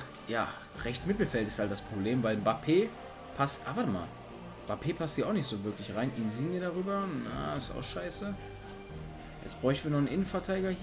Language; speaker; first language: German; native; German